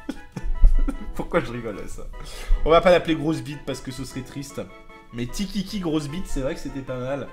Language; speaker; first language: French; native; French